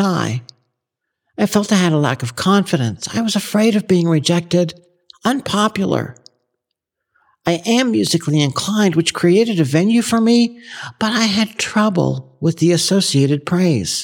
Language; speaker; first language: English; native; English